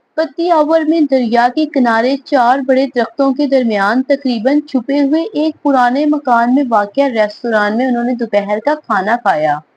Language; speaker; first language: Urdu; native; Urdu